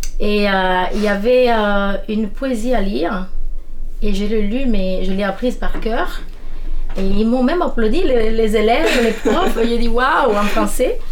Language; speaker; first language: French; non-native, fluent; Spanish